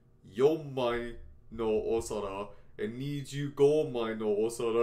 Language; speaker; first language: Japanese; non-native, learner; English